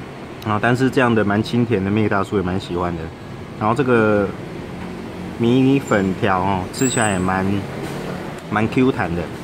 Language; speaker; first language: Chinese; native; Chinese